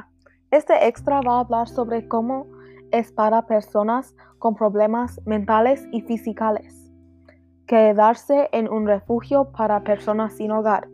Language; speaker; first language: Spanish; non-native, learner; English